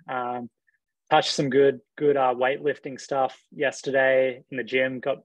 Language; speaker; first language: English; native; English